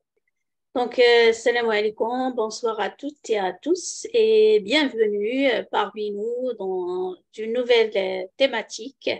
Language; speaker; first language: French; non-native, local second language; Arabic